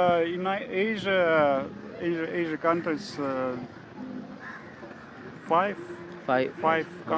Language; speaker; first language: English; non-native, learner; Russian